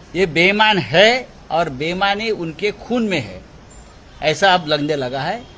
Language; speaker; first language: Hindi; non-native, local second language; Marathi